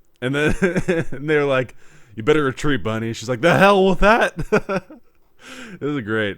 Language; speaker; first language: English; native; English